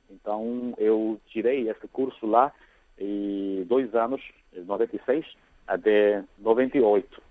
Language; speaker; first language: Portuguese; non-native, fluent; Chinese